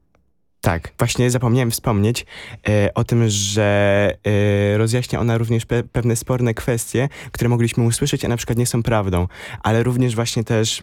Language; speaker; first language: Polish; native; Polish